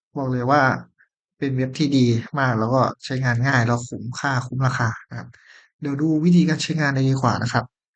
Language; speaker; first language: Thai; native; Thai